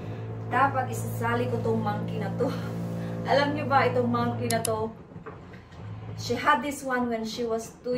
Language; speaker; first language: Filipino; native; Filipino